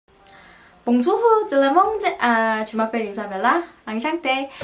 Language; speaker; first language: French; non-native, learner; Korean